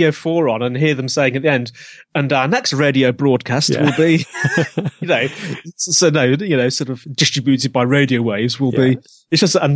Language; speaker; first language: English; native; English